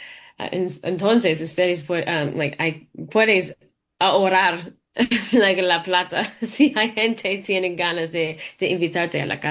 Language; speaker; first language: Spanish; non-native, fluent; English